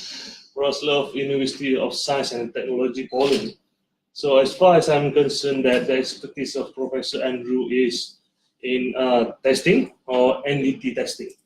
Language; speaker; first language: English; non-native, local second language; Malay